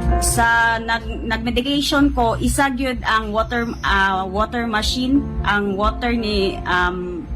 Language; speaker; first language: Cebuano; native; Cebuano